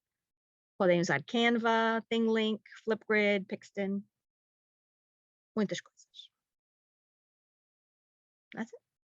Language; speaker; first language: Portuguese; early bilingual, heritage; Portuguese